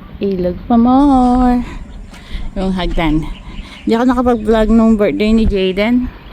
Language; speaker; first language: Filipino; non-native, local second language; Pampanga